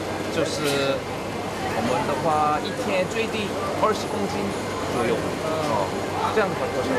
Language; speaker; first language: Chinese; non-native, learner; Korean